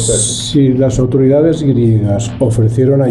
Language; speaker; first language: Spanish; native; Spanish